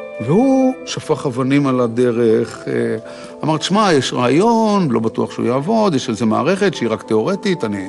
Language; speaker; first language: Hebrew; native; Hebrew